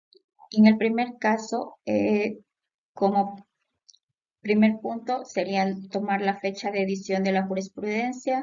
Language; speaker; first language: Spanish; native; Spanish